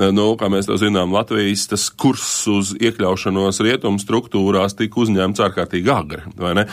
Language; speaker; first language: Latvian; native; Latvian